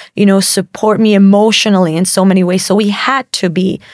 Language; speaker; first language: English; non-native, fluent; Spanish